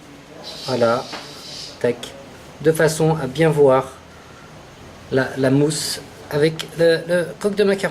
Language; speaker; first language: French; native; French